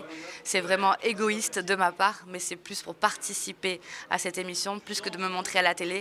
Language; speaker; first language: French; native; French